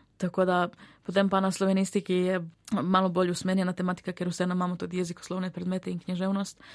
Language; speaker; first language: Slovenian; early bilingual, other home language; Serbian